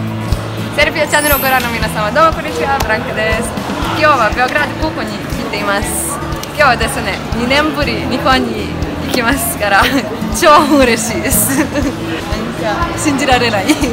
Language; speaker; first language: Japanese; non-native, fluent; Serbian